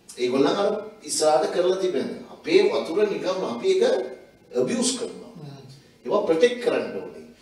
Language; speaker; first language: Sinhala; non-native, local second language; Tamil